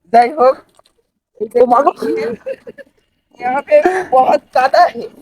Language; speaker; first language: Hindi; non-native, learner; Bangla